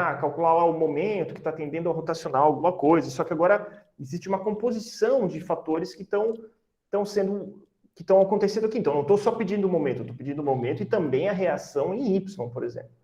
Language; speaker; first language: Portuguese; native; Portuguese